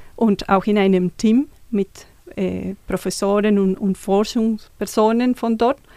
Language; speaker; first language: German; non-native, fluent; Spanish